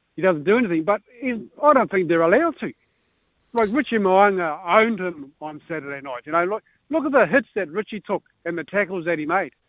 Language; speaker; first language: English; native; English